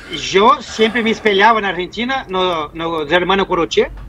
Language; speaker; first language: Spanish; non-native, learner; Portuguese